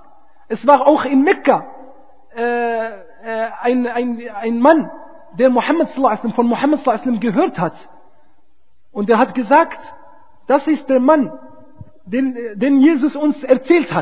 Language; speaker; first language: German; non-native, fluent; Arabic